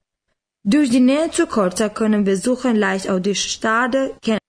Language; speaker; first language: German; non-native, learner; Albanian